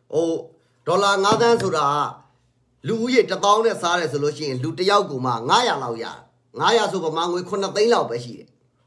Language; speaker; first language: Burmese; non-native, local second language; Kachin